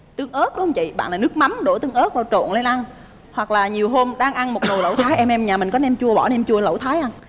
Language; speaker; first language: Vietnamese; native; Vietnamese